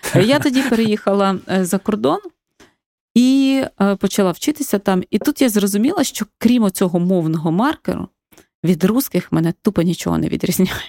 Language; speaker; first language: Ukrainian; native; Ukrainian